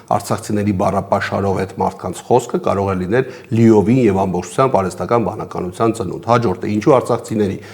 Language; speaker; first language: Armenian; native; Armenian